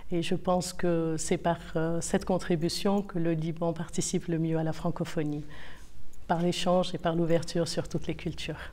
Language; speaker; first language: French; non-native, local second language; Arabic